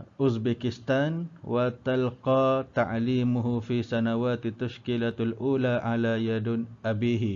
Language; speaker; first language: Arabic; non-native, learner; Malay